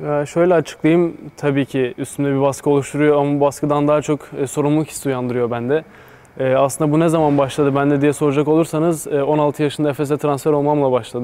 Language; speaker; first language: Turkish; native; Turkish